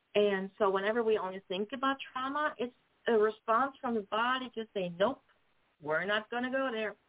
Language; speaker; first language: English; non-native, fluent; German